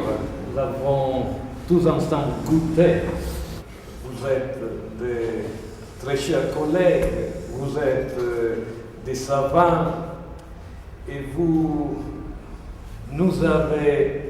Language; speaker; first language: French; non-native, fluent; Italian